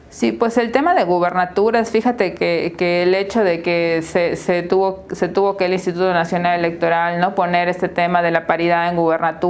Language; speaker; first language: Spanish; native; Spanish